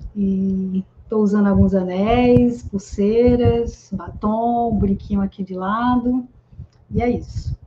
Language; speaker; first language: Portuguese; native; Portuguese